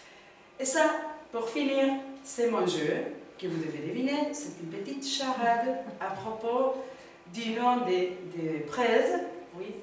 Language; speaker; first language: French; non-native, learner; Spanish